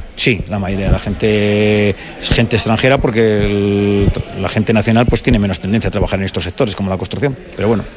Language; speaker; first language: Spanish; native; Spanish